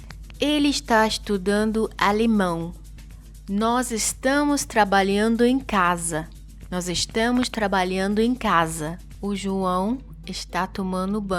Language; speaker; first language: Portuguese; non-native, fluent; Arabic